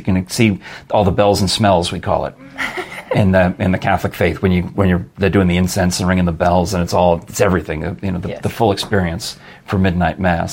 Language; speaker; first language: English; native; English